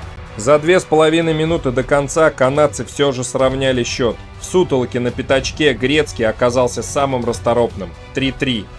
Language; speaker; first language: Russian; native; Russian